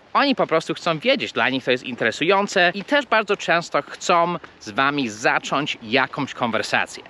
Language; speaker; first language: Polish; early bilingual, heritage; Polish